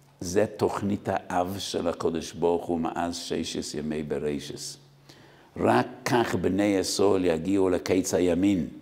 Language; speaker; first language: Hebrew; non-native, fluent; Yiddish